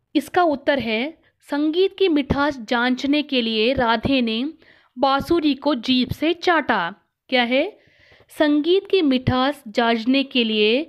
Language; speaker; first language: Hindi; non-native, local second language; Kannada